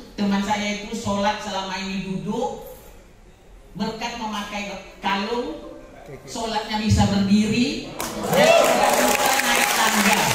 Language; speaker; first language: Indonesian; native; Indonesian